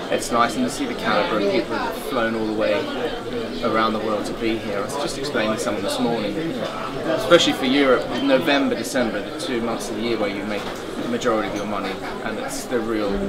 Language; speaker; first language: English; native; English